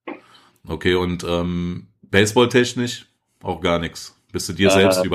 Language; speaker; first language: German; native; German